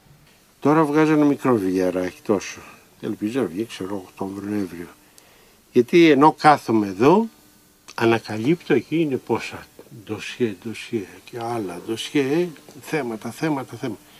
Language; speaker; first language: Greek; native; Greek